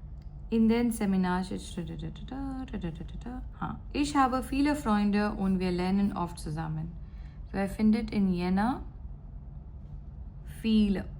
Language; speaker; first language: German; non-native, learner; Gujarati